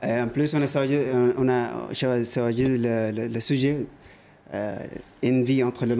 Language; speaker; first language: French; non-native, learner; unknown